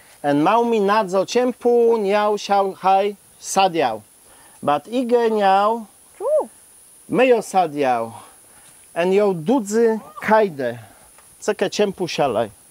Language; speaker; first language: Chinese; non-native, learner; Polish